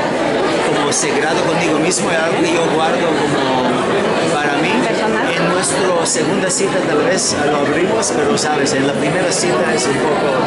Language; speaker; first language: Spanish; non-native, fluent; Hebrew